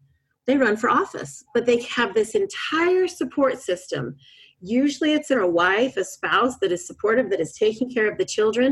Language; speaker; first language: English; native; English